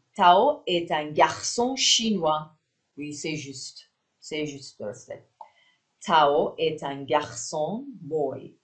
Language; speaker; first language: French; non-native, fluent; Persian